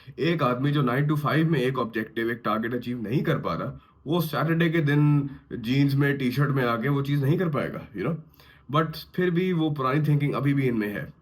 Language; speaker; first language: Urdu; native; Urdu